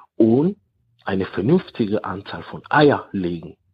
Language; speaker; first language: German; non-native, fluent; French